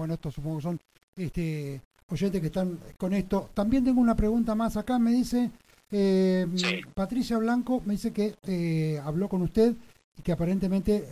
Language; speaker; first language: Spanish; native; Spanish